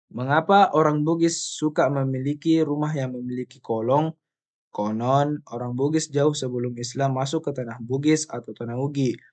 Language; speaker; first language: Indonesian; non-native, local second language; Buginese